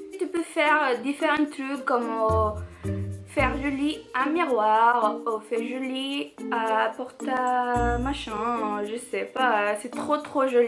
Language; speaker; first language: French; non-native, learner; Spanish